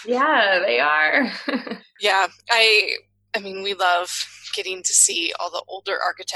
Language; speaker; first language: English; native; English